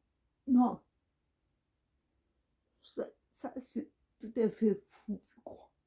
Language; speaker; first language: French; non-native, learner; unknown